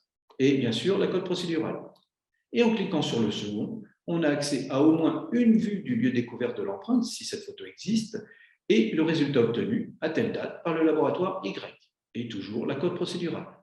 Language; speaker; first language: French; native; French